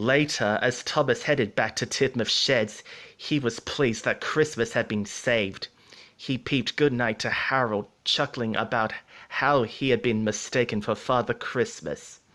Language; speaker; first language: English; native; English